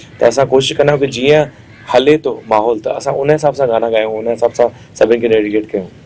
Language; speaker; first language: Sindhi; early bilingual, heritage; Sindhi